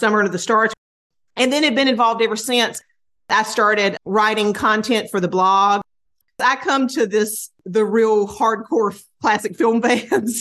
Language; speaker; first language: English; native; English